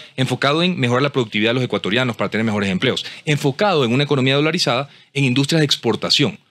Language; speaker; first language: Spanish; native; Spanish